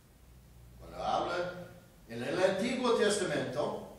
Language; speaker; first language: Spanish; non-native, fluent; English